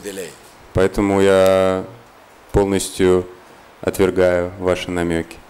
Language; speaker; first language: Russian; native; Russian